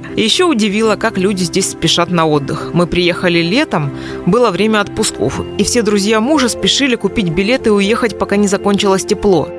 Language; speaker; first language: Russian; non-native, fluent; Chinese